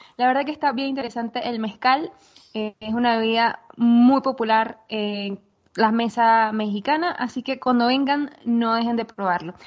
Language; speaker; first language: Spanish; native; Spanish